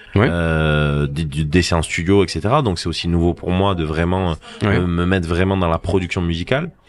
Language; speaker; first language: French; native; French